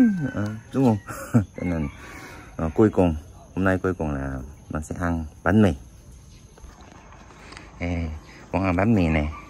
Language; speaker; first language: Vietnamese; non-native, learner; Korean